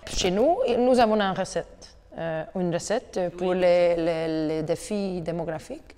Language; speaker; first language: French; non-native, learner; Hungarian